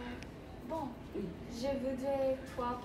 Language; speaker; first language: French; non-native, learner; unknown